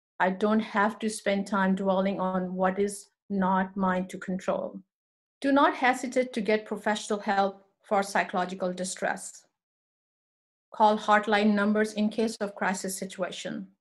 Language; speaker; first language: English; non-native, local second language; Urdu